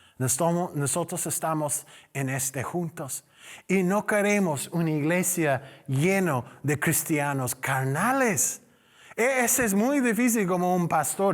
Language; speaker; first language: Spanish; non-native, learner; English